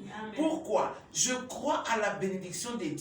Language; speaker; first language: French; non-native, local second language; Lingala